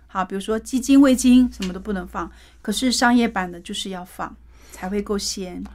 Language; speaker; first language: Chinese; native; Chinese